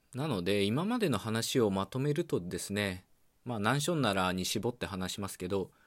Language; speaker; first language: Japanese; native; Japanese